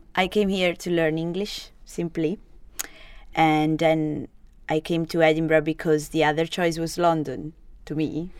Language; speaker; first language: English; non-native, fluent; Italian